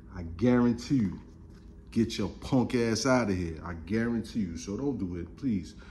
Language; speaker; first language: English; native; English